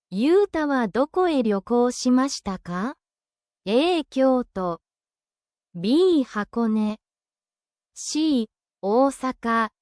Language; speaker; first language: Japanese; native; Japanese